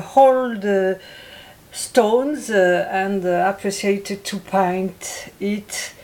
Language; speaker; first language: English; non-native, learner; French